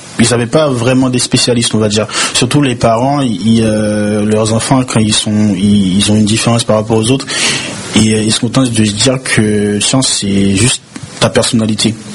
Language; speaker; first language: French; early bilingual, other home language; Haitian Creole